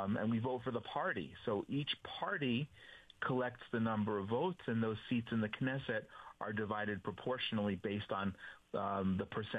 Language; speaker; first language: English; native; English